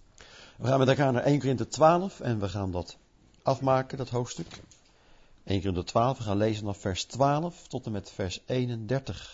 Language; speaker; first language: Dutch; native; Dutch